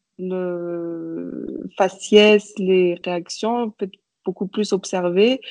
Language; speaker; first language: French; native; French